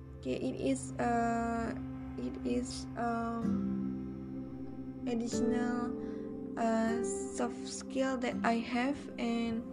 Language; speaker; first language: English; non-native, learner; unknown